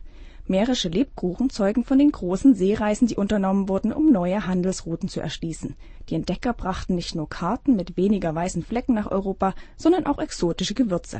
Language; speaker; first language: German; native; German